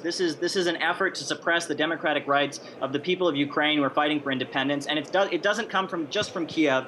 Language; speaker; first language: English; native; English